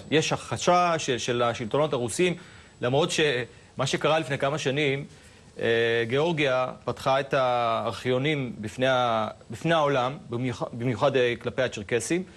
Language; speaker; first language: Hebrew; non-native, local second language; Adyghe